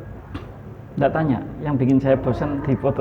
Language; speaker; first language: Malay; non-native, local second language; Javanese